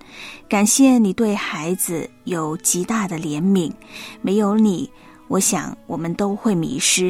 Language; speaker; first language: Chinese; native; Chinese